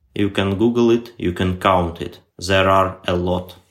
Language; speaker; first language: English; non-native, learner; Ukrainian